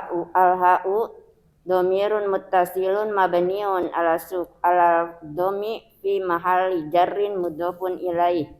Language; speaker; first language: Arabic; non-native, learner; Indonesian